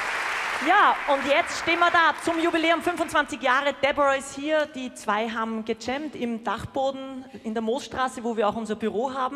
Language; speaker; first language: German; native; German